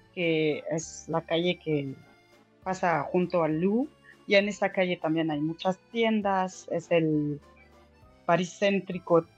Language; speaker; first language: Spanish; non-native, fluent; French